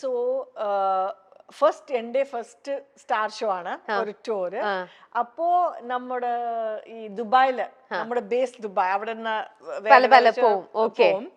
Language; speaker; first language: Malayalam; non-native, fluent; Kannada